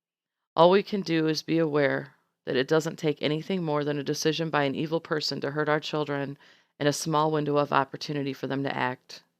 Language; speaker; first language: English; native; English